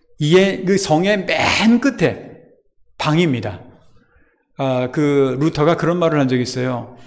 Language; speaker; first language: Korean; native; Korean